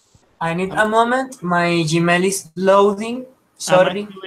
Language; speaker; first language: English; non-native, learner; Spanish